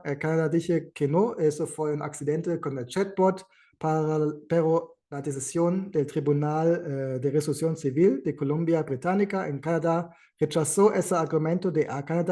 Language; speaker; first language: Spanish; non-native, fluent; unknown